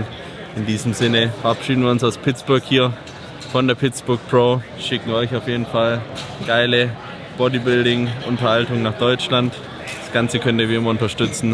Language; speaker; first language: German; native; German